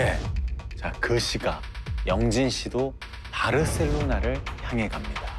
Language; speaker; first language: Korean; native; Korean